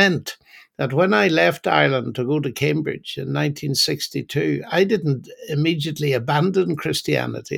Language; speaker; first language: English; native; English